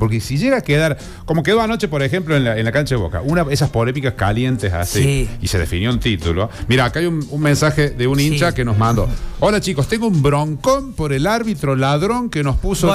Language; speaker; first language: Spanish; native; Spanish